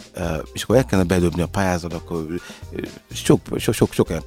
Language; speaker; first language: Hungarian; non-native, learner; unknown